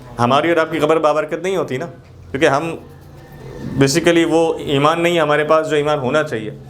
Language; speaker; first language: Urdu; native; Urdu